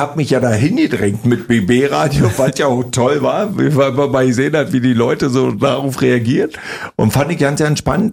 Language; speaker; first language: German; native; German